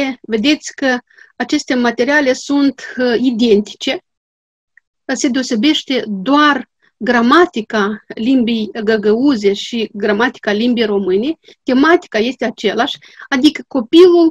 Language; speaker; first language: Romanian; non-native, local second language; Gagauz